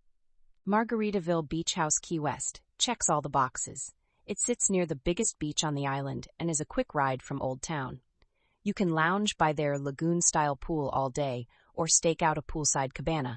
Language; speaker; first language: English; native; English